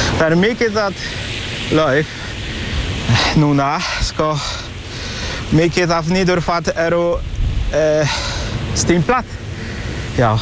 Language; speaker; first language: Icelandic; non-native, learner; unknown